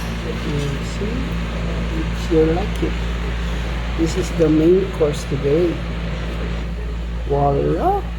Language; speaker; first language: English; non-native, local second language; Filipino